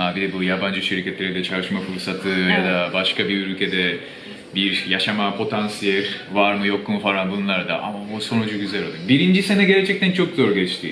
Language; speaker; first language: Turkish; non-native, fluent; Japanese